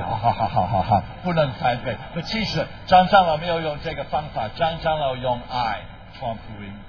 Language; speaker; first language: Chinese; non-native, fluent; English